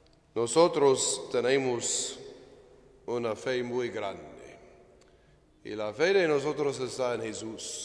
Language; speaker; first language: Spanish; non-native, fluent; English